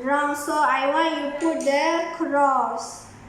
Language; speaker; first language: English; non-native, learner; Malay